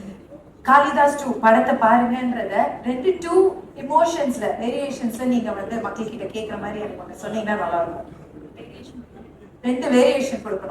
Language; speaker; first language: Tamil; native; Tamil